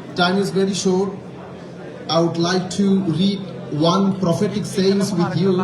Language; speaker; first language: English; non-native, local second language; Bangla